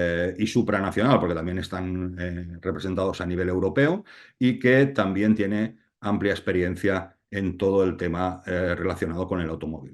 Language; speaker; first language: Spanish; native; Spanish